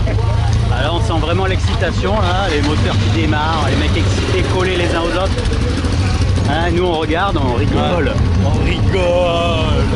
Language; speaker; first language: French; native; French